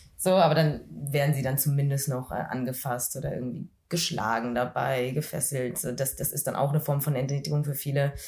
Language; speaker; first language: German; early bilingual, other home language; Vietnamese